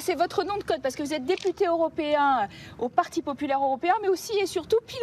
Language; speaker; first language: French; native; French